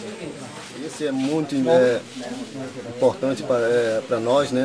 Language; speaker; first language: Portuguese; non-native, local second language; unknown